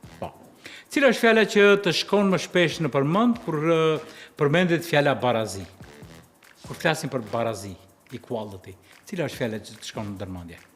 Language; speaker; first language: Albanian; native; Albanian